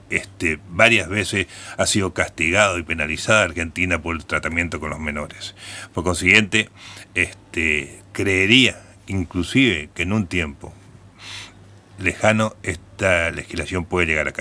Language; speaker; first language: Spanish; native; Spanish